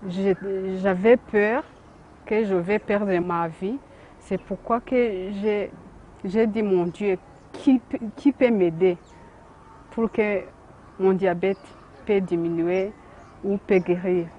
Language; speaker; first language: French; non-native, local second language; Kinyarwanda